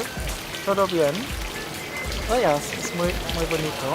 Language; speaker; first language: Spanish; non-native, learner; German